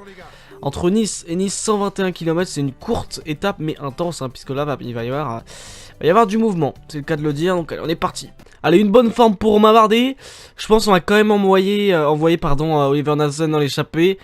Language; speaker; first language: French; native; French